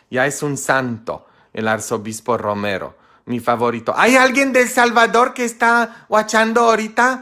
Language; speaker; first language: Spanish; non-native, fluent; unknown